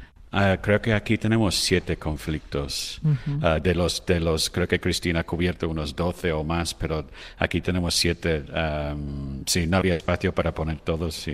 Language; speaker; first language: Spanish; non-native, fluent; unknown